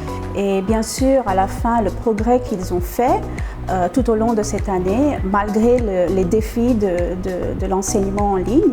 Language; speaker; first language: French; non-native, fluent; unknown